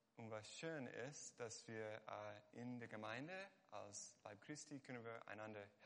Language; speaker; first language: German; non-native, fluent; Hungarian